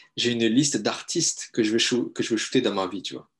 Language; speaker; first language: French; native; French